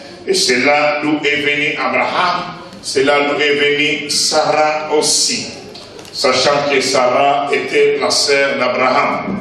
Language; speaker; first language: French; non-native, local second language; Lingala